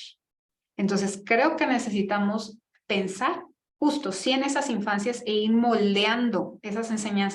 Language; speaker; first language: Spanish; native; Spanish